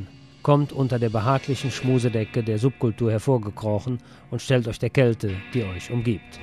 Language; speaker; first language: German; native; German